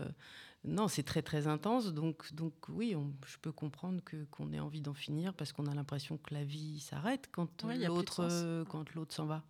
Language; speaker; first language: French; native; French